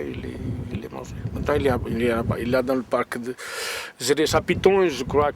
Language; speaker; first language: French; non-native, fluent; Portuguese